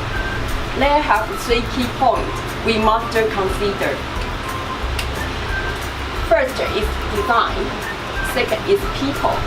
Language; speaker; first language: English; non-native, learner; Chinese